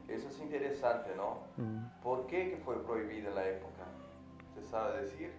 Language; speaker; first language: Spanish; non-native, fluent; Portuguese